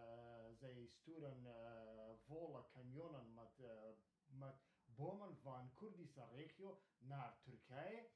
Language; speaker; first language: Dutch; non-native, fluent; Kurdish